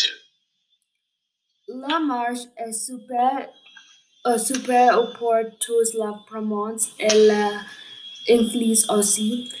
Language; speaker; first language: French; non-native, learner; English